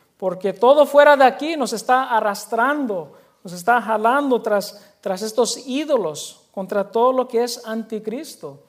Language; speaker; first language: Spanish; early bilingual, heritage; Spanish